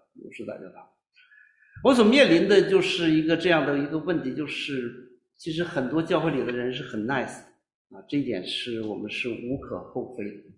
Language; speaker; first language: Chinese; native; Chinese